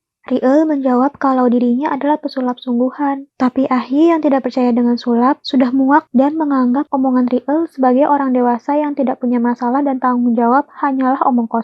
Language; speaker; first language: Indonesian; native; Indonesian